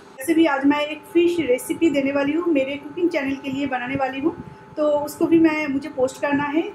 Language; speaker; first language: Hindi; non-native, local second language; Bangla